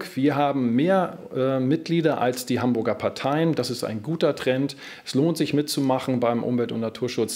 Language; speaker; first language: German; native; German